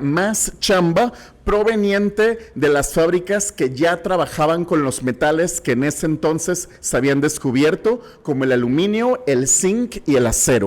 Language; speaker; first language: Spanish; native; Spanish